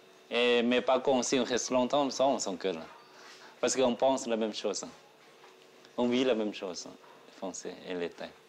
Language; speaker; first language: French; non-native, learner; Thai